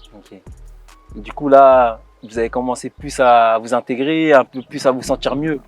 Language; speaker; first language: French; early bilingual, other home language; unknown